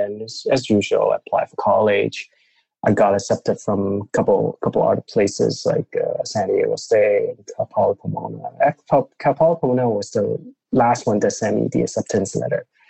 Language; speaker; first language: English; non-native, local second language; Cantonese